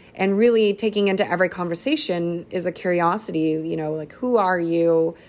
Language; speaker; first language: English; native; English